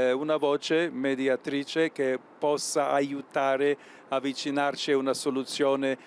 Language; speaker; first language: Italian; non-native, fluent; English